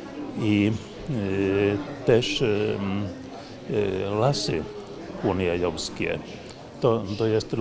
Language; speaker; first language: Polish; non-native, learner; Finnish